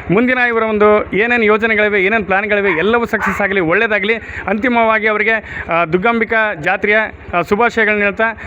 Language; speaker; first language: Kannada; native; Kannada